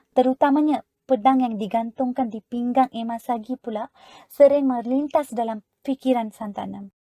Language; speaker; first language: Malay; non-native, local second language; Tamil